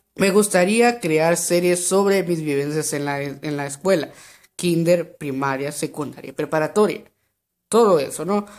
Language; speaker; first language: Spanish; native; Spanish